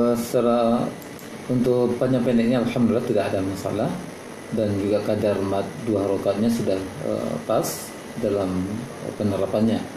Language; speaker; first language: Indonesian; native; Indonesian